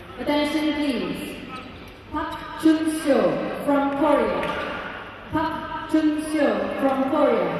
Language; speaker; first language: English; non-native, fluent; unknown